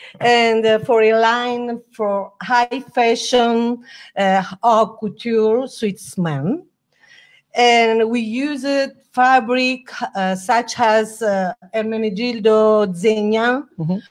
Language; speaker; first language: English; non-native, learner; Italian